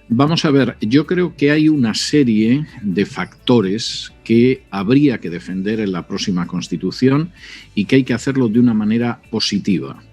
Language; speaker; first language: Spanish; native; Spanish